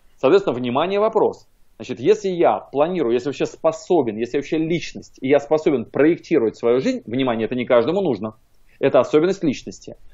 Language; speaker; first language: Russian; native; Russian